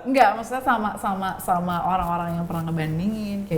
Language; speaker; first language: Indonesian; native; Indonesian